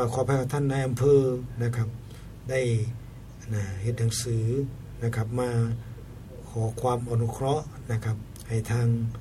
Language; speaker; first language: Thai; native; Thai